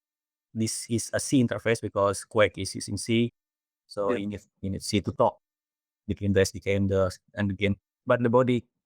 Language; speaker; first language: English; non-native, fluent; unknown